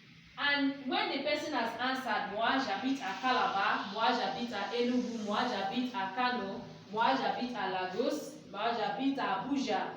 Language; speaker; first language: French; non-native, fluent; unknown